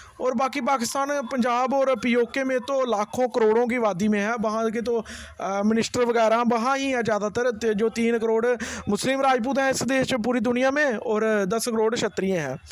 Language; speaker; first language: Hindi; native; Hindi